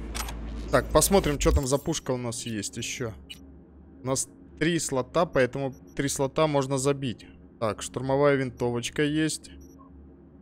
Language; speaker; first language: Russian; native; Russian